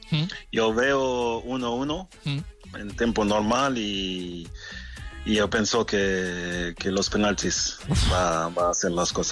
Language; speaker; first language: Spanish; non-native, fluent; French